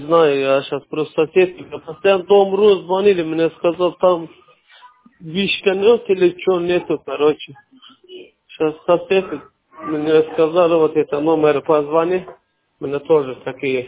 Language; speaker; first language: Russian; non-native, learner; Azerbaijani